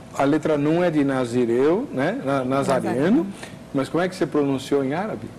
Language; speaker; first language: Portuguese; native; Portuguese